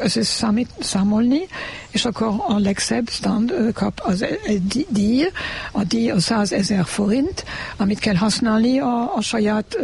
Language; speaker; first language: Hungarian; non-native, learner; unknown